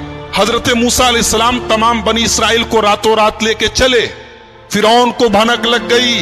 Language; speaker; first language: Urdu; native; Urdu